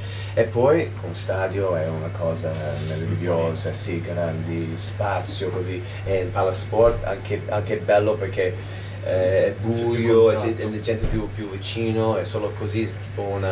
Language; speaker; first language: Italian; non-native, learner; English